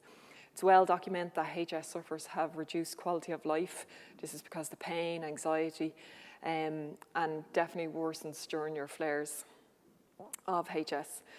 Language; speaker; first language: English; native; English